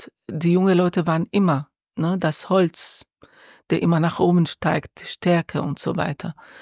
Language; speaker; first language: German; non-native, learner; Arabic